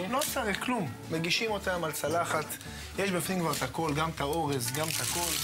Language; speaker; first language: Hebrew; native; Hebrew